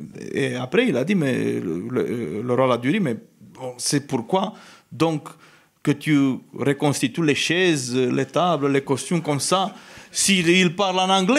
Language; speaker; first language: French; non-native, fluent; Romanian